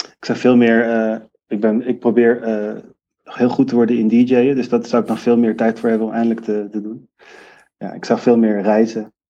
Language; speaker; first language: Dutch; native; Dutch